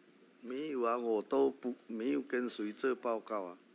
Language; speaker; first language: Chinese; early bilingual, heritage; Chinese